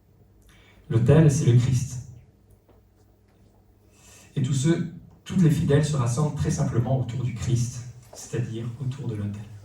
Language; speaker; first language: French; native; French